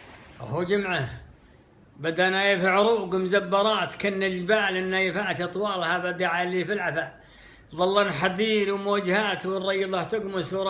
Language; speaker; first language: Arabic; native; Arabic